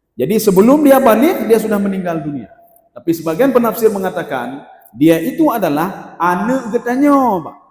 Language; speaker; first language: Malay; non-native, local second language; Achinese